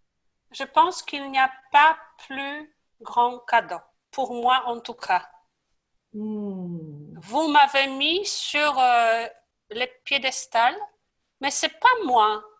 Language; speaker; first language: French; non-native, fluent; Polish